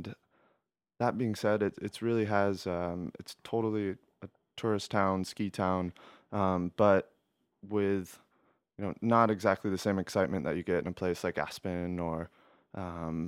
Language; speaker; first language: English; native; English